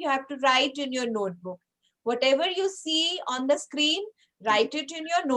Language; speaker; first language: English; non-native, local second language; Hindi